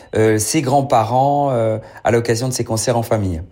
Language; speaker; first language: French; native; French